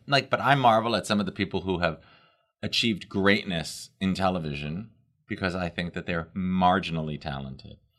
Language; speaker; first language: English; native; English